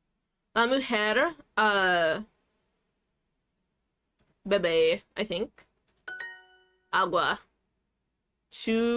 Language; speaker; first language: Spanish; non-native, learner; English